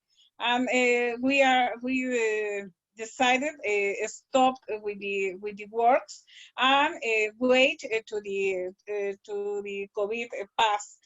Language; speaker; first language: English; non-native, learner; Spanish